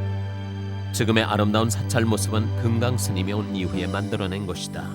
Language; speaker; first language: Korean; native; Korean